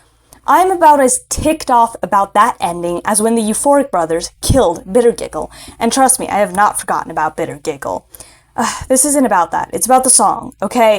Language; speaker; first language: English; native; English